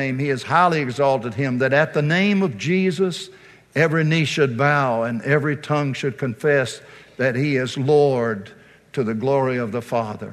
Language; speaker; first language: English; native; English